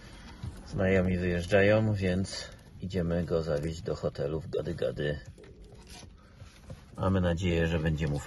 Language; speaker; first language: Polish; native; Polish